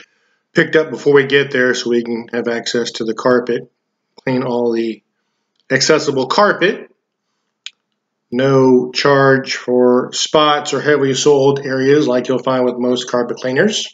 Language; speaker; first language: English; native; English